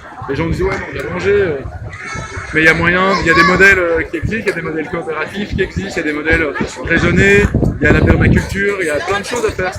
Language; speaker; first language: French; native; French